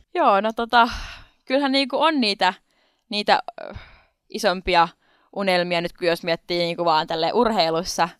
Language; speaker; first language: Finnish; non-native, local second language; Swedish